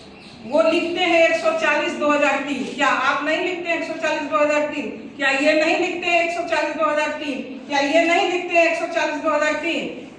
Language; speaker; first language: Hindi; native; Hindi